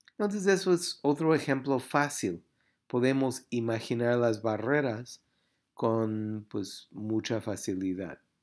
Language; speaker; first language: Spanish; non-native, fluent; English